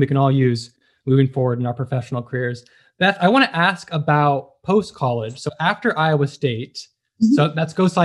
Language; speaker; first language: English; native; English